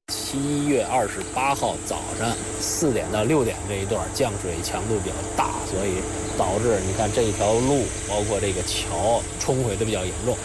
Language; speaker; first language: Chinese; native; Chinese